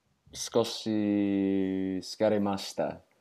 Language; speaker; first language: Japanese; non-native, learner; English